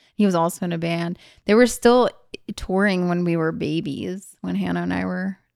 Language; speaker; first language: English; early bilingual, other home language; Hungarian